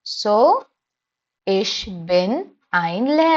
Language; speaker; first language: German; non-native, fluent; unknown